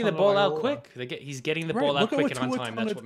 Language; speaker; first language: English; native; English